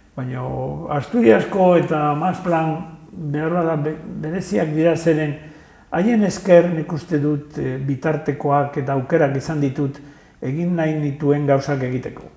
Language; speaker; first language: Basque; non-native, local second language; Spanish